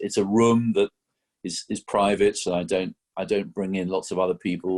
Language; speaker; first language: English; native; English